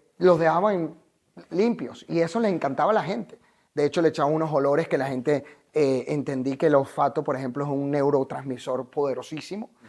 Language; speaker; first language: Spanish; native; Spanish